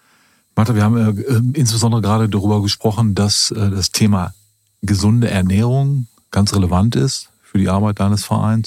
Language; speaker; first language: German; native; German